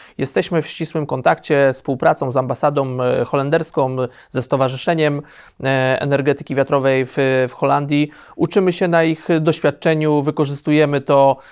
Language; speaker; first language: Polish; native; Polish